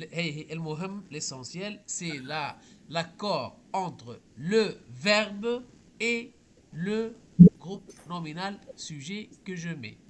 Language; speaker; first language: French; non-native, local second language; Arabic